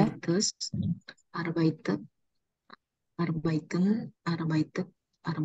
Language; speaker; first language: German; non-native, learner; Indonesian